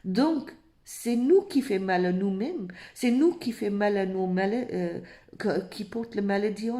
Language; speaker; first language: French; non-native, fluent; English